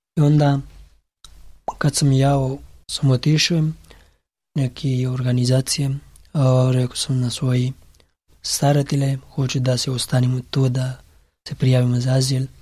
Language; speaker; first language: Serbian; non-native, learner; Pashto